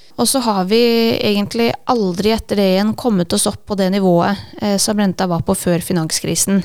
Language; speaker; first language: Norwegian; native; Norwegian